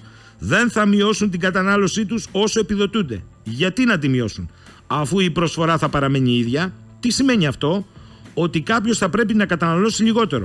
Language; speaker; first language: Greek; native; Greek